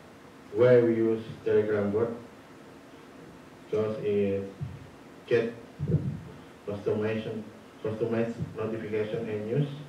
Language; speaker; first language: English; non-native, learner; Indonesian